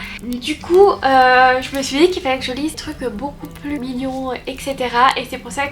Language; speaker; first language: French; native; French